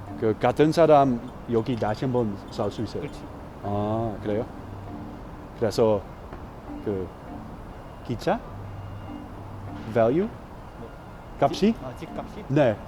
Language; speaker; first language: Korean; non-native, learner; Dutch